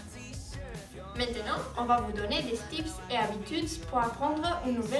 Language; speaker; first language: French; non-native, learner; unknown